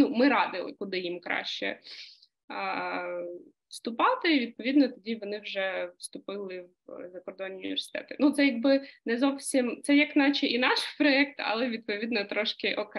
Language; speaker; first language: Ukrainian; native; Ukrainian